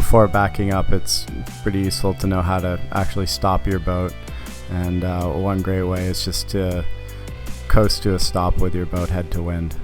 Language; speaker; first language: English; native; English